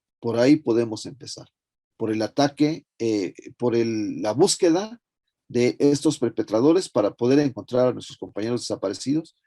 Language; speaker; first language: Spanish; native; Spanish